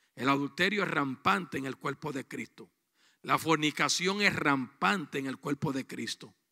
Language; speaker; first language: Spanish; native; Spanish